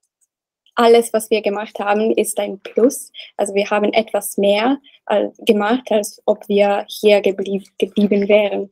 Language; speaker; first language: German; non-native, learner; Italian